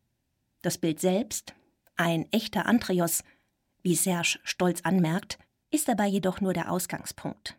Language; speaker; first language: German; native; German